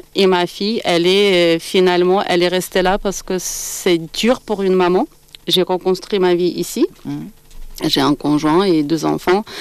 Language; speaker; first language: French; non-native, fluent; Ukrainian